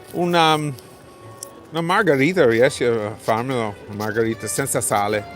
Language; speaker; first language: Italian; non-native, fluent; English